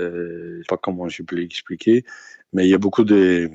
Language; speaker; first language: French; non-native, fluent; Danish